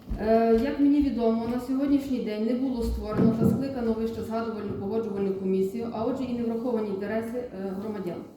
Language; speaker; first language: Ukrainian; native; Ukrainian